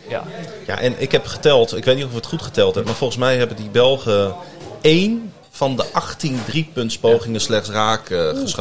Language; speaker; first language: Dutch; native; Dutch